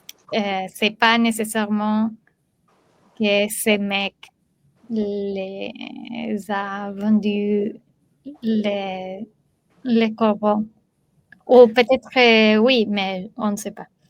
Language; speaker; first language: French; non-native, learner; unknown